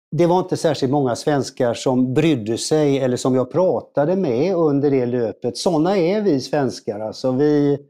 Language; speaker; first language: Swedish; native; Swedish